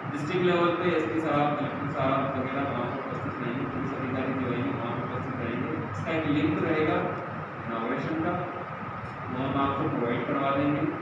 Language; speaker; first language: Hindi; native; Hindi